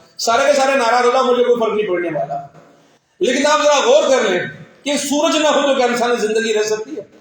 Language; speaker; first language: Urdu; non-native, local second language; Sindhi